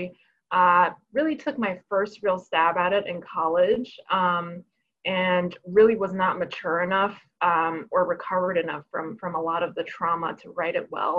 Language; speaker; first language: English; early bilingual, other home language; Chinese